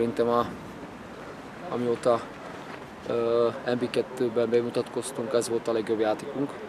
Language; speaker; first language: Hungarian; non-native, fluent; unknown